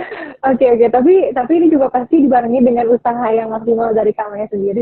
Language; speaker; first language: Indonesian; native; Indonesian